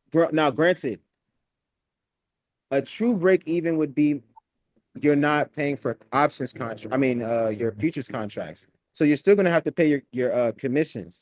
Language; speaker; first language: English; native; English